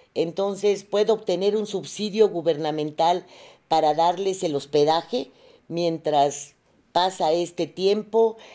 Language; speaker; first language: Spanish; native; Spanish